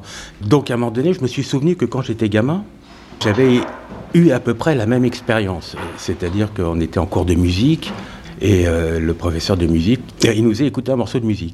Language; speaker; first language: French; native; French